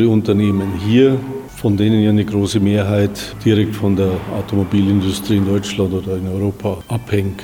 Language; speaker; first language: German; native; German